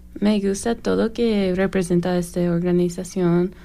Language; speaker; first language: Spanish; non-native, learner; English